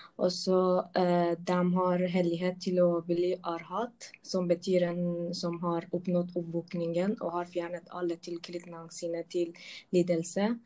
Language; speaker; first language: Norwegian; non-native, local second language; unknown